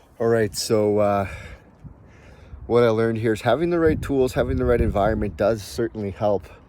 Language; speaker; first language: English; native; English